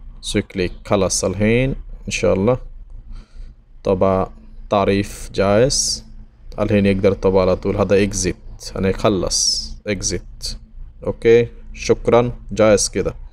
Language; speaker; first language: Arabic; non-native, learner; Bangla